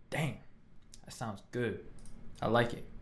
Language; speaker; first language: English; native; English